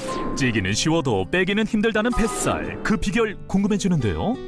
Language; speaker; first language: Korean; native; Korean